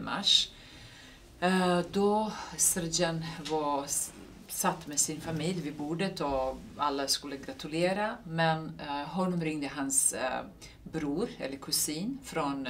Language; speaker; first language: Swedish; non-native, fluent; Serbian